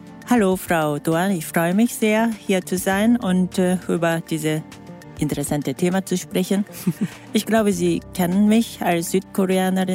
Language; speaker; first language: German; non-native, fluent; Korean